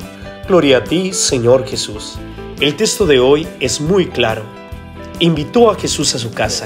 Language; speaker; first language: Spanish; native; Spanish